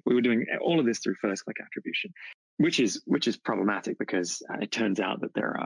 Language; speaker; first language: English; native; English